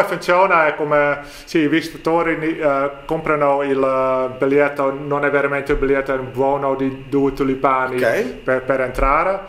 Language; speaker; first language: Italian; non-native, learner; Dutch